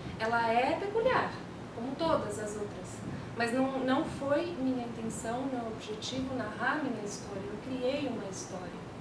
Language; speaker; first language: Portuguese; early bilingual, other home language; Spanish